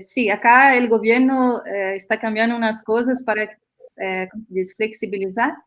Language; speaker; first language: Spanish; non-native, fluent; Portuguese